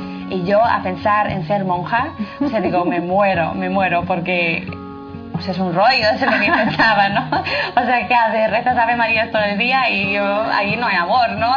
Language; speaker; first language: Spanish; non-native, fluent; French